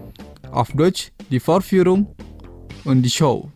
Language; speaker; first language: German; non-native, fluent; Indonesian